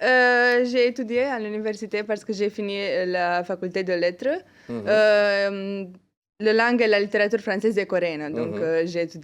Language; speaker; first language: French; non-native, fluent; Romanian